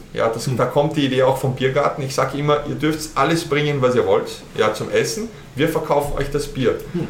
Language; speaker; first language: German; early bilingual, heritage; German